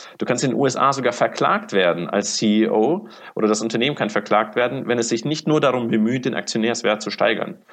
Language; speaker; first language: German; early bilingual, other home language; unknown